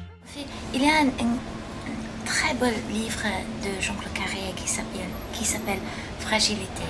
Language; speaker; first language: French; non-native, fluent; English